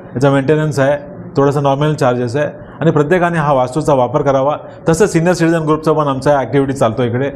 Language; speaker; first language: Marathi; non-native, local second language; Telugu